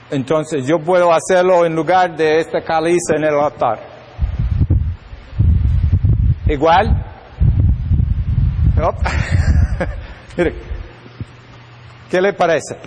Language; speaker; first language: Spanish; non-native, learner; English